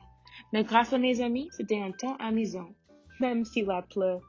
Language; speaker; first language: French; non-native, learner; English